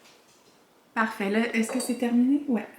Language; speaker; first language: French; native; French